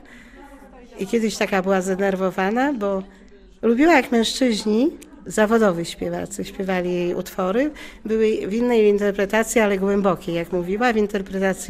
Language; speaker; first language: Polish; native; Polish